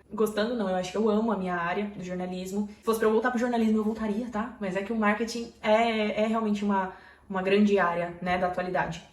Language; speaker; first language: Portuguese; native; Portuguese